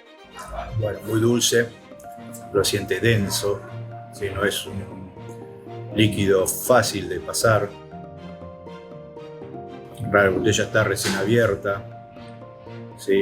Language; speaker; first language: Spanish; native; Spanish